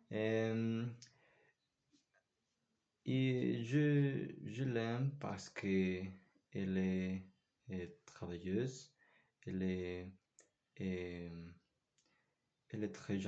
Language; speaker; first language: French; non-native, learner; Spanish